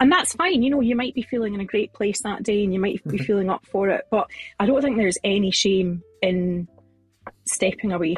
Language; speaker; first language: English; native; English